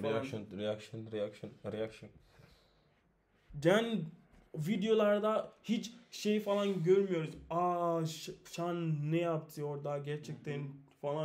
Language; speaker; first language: Turkish; non-native, learner; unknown